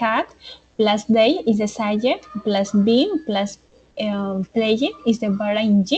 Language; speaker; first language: English; non-native, learner; Spanish